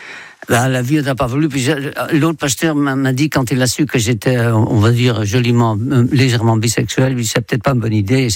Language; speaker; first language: French; non-native, fluent; Dutch